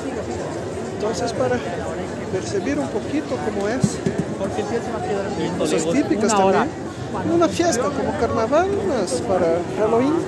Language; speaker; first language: Spanish; non-native, fluent; Portuguese